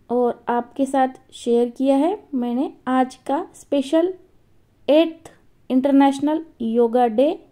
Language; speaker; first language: Hindi; non-native, local second language; Marathi